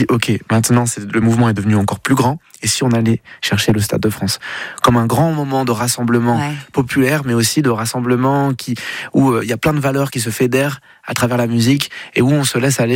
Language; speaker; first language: French; native; French